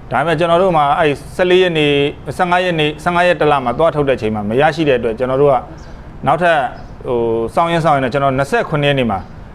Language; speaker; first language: Burmese; native; Burmese